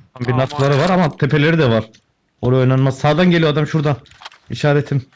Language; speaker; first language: Turkish; native; Turkish